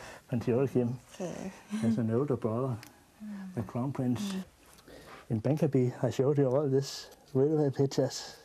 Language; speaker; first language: English; non-native, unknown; Danish